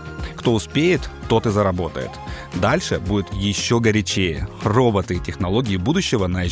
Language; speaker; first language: Russian; native; Russian